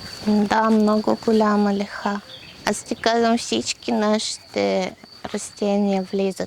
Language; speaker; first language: Bulgarian; non-native, learner; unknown